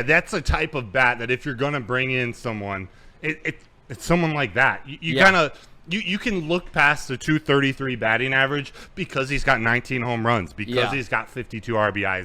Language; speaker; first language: English; native; English